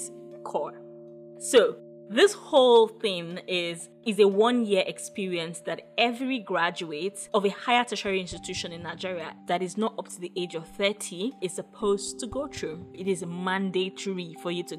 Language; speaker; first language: English; non-native, local second language; Yoruba